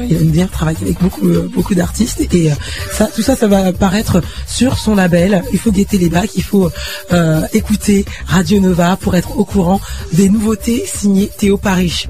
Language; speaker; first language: French; native; French